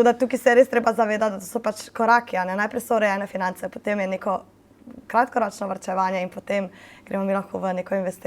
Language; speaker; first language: Slovenian; native; Slovenian